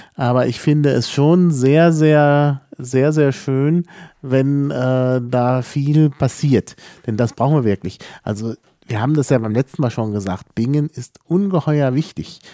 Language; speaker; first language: German; native; German